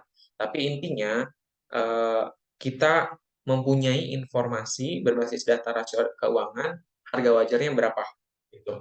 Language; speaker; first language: Indonesian; native; Indonesian